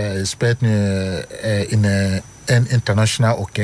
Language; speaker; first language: Dutch; non-native, learner; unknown